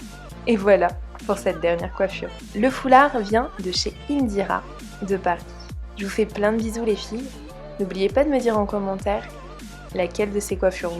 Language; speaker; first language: French; native; French